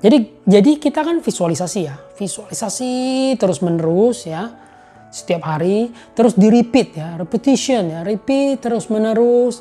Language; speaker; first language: Indonesian; native; Indonesian